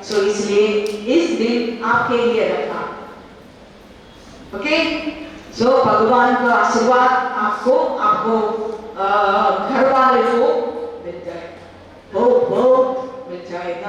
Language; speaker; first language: Hindi; non-native, learner; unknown